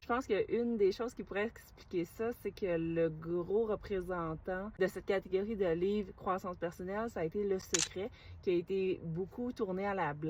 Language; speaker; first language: French; native; French